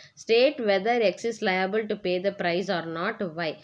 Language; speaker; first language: English; non-native, local second language; Tamil